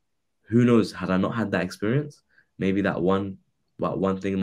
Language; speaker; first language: English; native; English